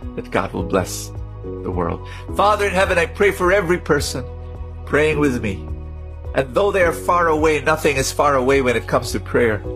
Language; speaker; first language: English; non-native, local second language; Filipino